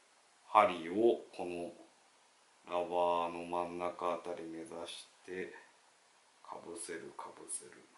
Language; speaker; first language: Japanese; native; Japanese